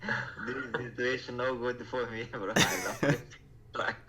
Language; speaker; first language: English; non-native, learner; Portuguese